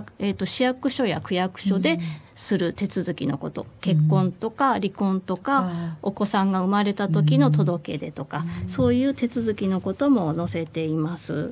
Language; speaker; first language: Japanese; native; Japanese